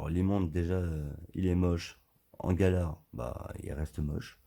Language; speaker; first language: French; native; French